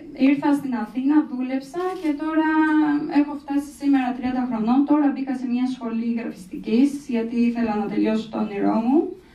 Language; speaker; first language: Greek; early bilingual, other home language; Albanian